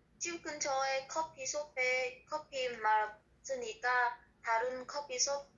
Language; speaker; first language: Korean; non-native, learner; Vietnamese